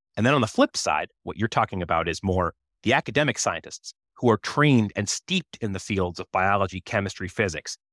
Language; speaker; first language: English; native; English